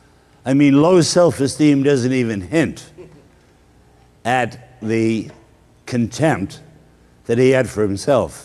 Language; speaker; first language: English; native; English